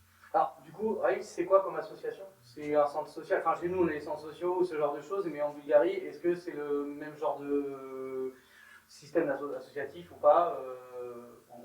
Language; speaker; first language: French; native; French